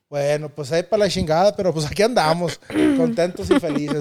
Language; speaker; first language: Spanish; early bilingual, heritage; Spanish